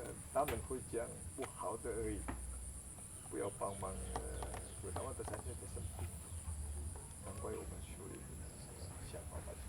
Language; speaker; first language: Chinese; non-native, learner; Indonesian